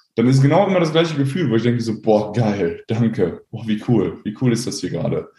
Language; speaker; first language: German; native; German